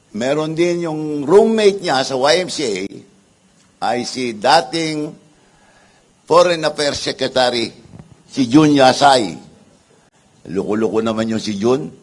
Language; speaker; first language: Filipino; non-native, local second language; Iloko